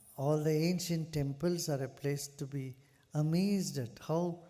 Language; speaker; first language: English; non-native, local second language; Kannada